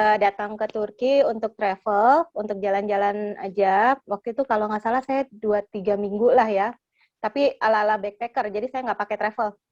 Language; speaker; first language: Indonesian; native; Indonesian